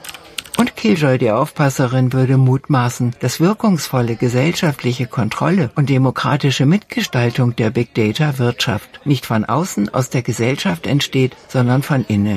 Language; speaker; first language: German; native; German